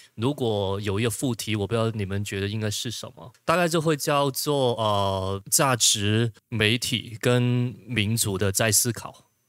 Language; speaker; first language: Chinese; non-native, local second language; Cantonese